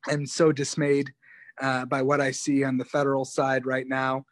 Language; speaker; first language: English; native; English